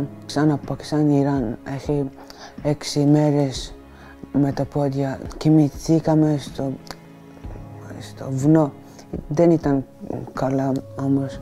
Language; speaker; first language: Greek; non-native, learner; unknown